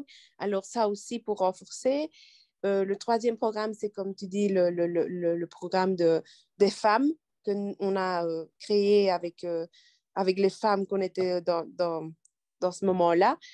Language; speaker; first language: French; non-native, fluent; Quechua